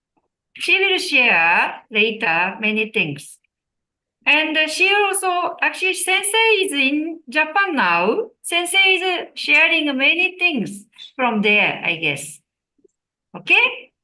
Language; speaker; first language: English; non-native, learner; Japanese